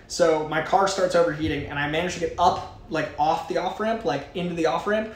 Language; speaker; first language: English; native; English